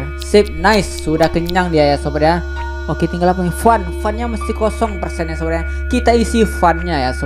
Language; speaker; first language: Indonesian; native; Indonesian